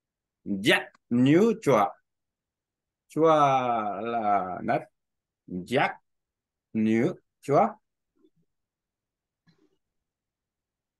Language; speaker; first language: Vietnamese; non-native, learner; Korean